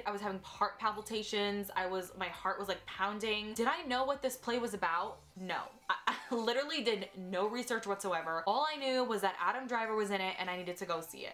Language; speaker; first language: English; native; English